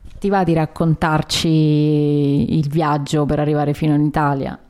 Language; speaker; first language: Italian; native; Italian